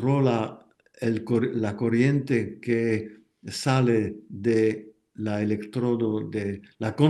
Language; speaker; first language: Spanish; non-native, fluent; French